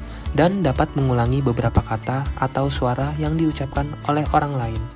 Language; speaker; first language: Indonesian; native; Indonesian